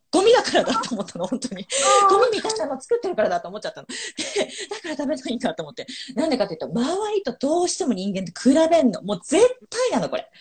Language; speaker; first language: Japanese; native; Japanese